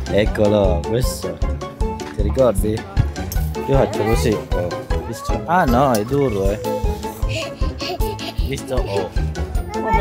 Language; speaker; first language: Italian; non-native, learner; Filipino